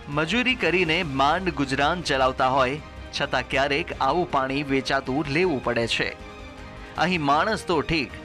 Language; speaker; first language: Gujarati; native; Gujarati